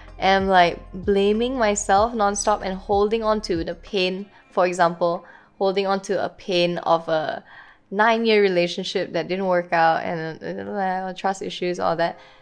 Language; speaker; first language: English; native; English